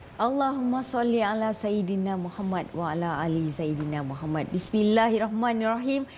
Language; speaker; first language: Malay; native; Malay